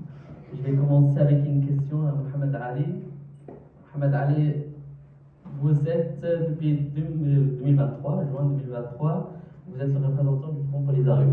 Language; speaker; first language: French; native; French